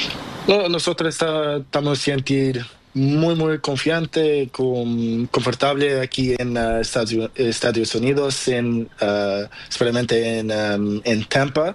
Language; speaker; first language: Spanish; non-native, learner; Portuguese